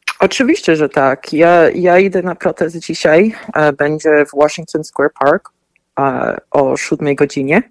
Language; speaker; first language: Polish; early bilingual, heritage; Polish